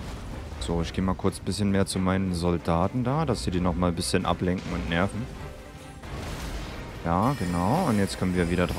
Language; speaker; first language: German; native; German